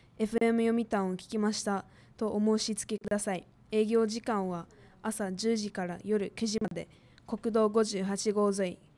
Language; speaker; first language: Japanese; native; Japanese